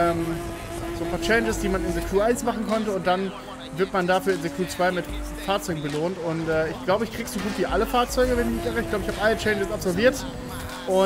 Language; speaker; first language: German; native; German